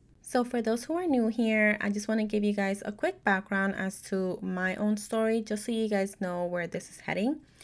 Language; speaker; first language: English; native; English